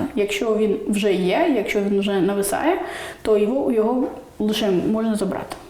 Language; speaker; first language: Ukrainian; non-native, local second language; Russian